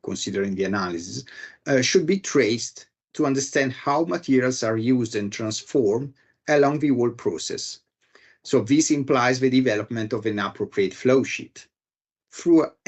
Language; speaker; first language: English; non-native, fluent; Italian